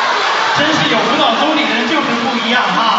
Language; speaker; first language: Chinese; native; Chinese